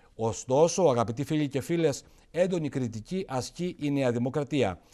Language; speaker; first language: Greek; native; Greek